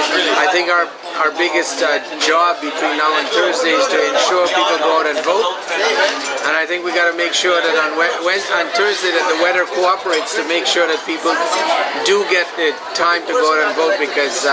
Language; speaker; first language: English; native; English